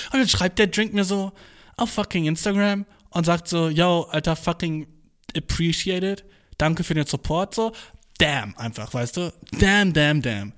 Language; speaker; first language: German; early bilingual, other home language; Turkish